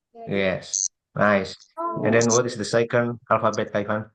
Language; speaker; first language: English; non-native, fluent; Indonesian